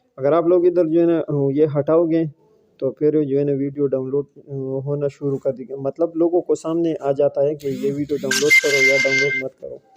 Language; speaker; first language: Urdu; non-native, local second language; Pashto